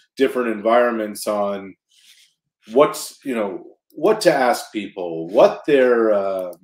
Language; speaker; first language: English; native; English